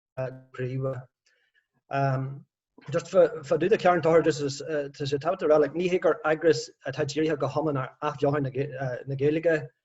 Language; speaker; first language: Irish; non-native, local second language; English